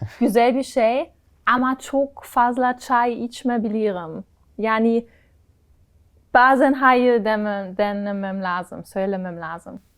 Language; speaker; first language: Turkish; non-native, learner; German